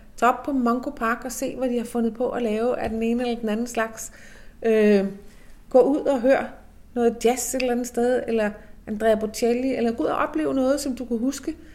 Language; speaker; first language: Danish; native; Danish